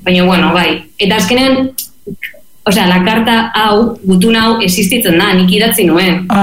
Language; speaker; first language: Basque; non-native, local second language; Spanish